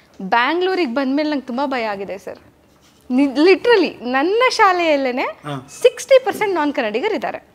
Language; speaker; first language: Kannada; native; Kannada